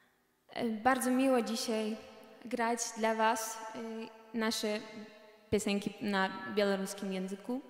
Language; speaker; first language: Polish; non-native, learner; Belarusian